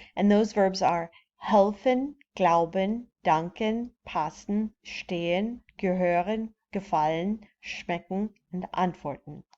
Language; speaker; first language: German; non-native, fluent; English